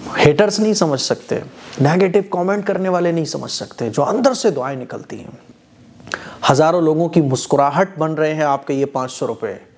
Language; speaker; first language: Hindi; native; Hindi